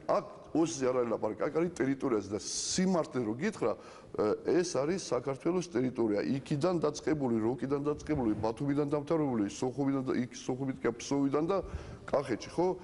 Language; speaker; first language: Georgian; non-native, local second language; Ossetic